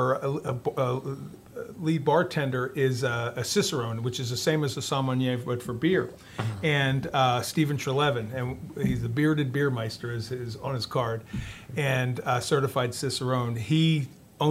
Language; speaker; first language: English; native; English